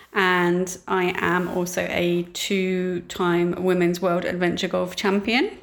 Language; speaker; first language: English; native; English